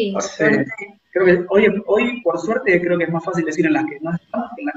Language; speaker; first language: Spanish; native; Spanish